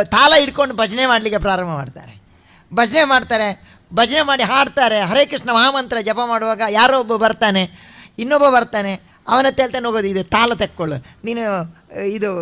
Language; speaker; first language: Kannada; non-native, local second language; Tulu